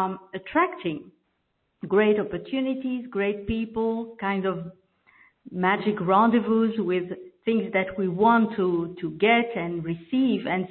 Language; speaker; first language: English; non-native, fluent; French